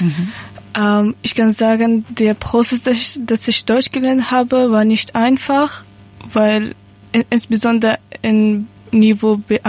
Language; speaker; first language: German; non-native, learner; Persian